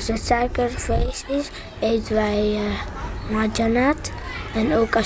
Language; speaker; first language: Dutch; early bilingual, other home language; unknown